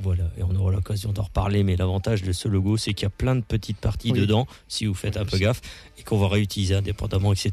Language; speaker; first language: French; native; French